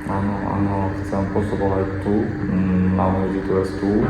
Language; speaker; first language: Slovak; non-native, learner; Kazakh